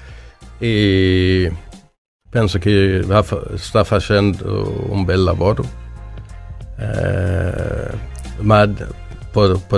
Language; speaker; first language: Italian; non-native, learner; Swedish